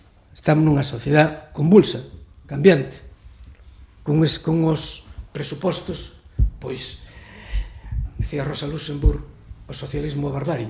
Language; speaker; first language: Galician; native; Galician